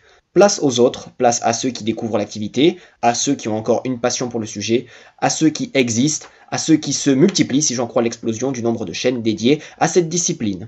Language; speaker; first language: French; native; French